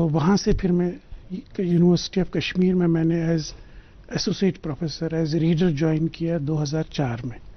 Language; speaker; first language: Hindi; non-native, local second language; Kashmiri